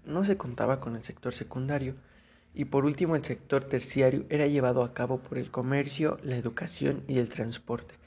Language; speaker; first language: Spanish; native; Spanish